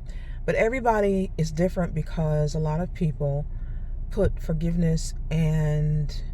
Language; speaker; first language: English; native; English